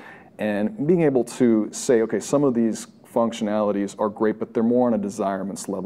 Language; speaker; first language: English; native; English